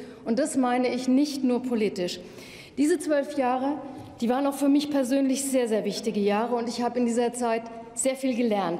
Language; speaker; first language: German; native; German